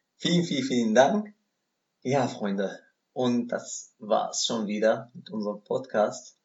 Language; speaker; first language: German; non-native, fluent; Arabic